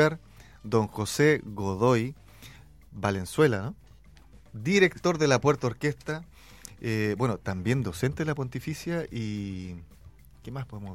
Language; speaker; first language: Spanish; native; Spanish